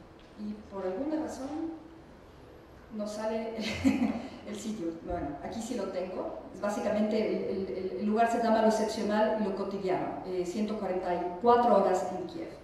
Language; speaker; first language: Spanish; native; Spanish